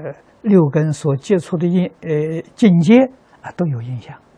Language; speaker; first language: Chinese; native; Chinese